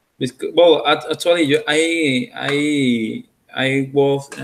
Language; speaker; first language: English; non-native, learner; Spanish